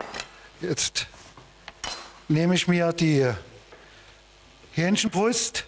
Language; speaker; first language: German; native; German